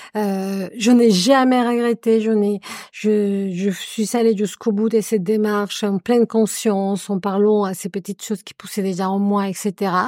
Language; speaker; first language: French; non-native, fluent; Spanish